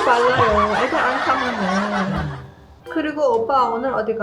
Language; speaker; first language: Korean; non-native, learner; Persian